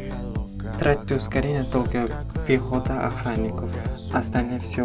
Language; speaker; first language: Russian; non-native, fluent; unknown